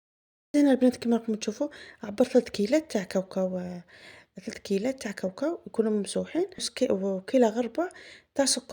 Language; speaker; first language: Arabic; native; Arabic